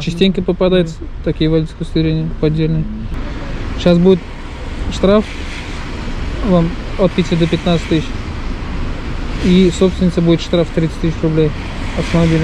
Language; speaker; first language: Russian; native; Russian